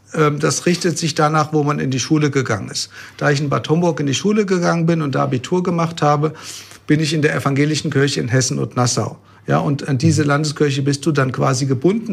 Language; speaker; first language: German; native; German